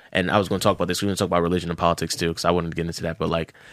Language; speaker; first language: English; early bilingual, other home language; Yoruba